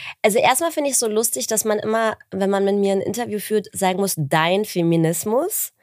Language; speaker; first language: German; native; German